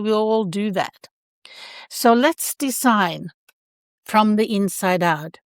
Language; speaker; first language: English; non-native, fluent; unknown